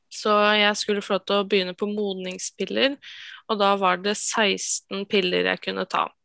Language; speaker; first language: Norwegian; native; Norwegian